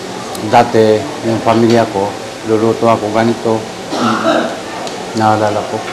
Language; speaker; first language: Filipino; non-native, learner; Japanese